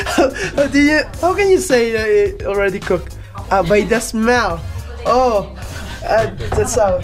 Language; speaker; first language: English; non-native, learner; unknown